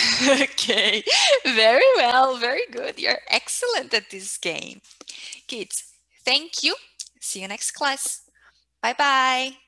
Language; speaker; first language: English; non-native, fluent; Portuguese